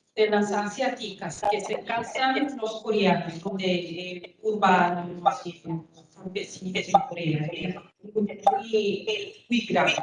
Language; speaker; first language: Spanish; non-native, learner; Korean